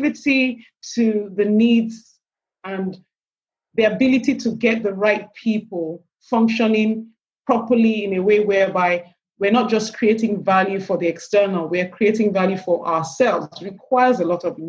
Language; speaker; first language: English; non-native, local second language; Yoruba